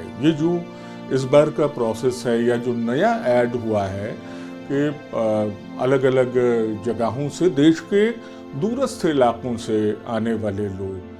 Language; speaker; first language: Hindi; native; Hindi